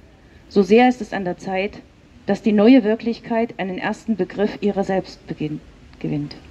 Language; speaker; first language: German; native; German